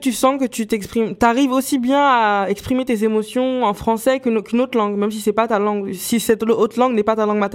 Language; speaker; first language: French; native; French